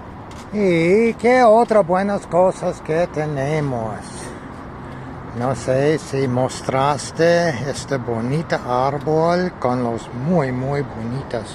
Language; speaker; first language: Spanish; non-native, learner; English